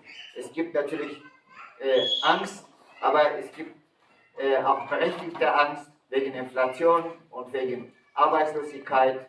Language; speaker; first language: German; early bilingual, other home language; Turkish